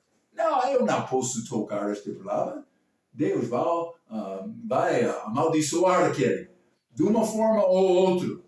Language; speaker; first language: Portuguese; non-native, learner; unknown